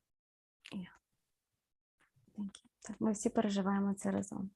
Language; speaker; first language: Ukrainian; native; Ukrainian